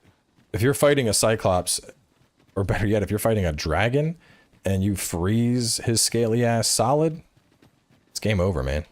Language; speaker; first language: English; native; English